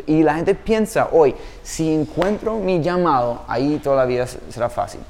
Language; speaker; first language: Spanish; non-native, fluent; English